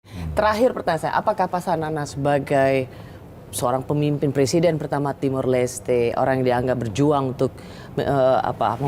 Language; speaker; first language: Indonesian; native; Indonesian